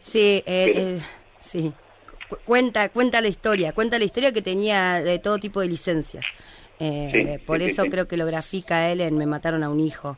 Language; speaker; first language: Spanish; native; Spanish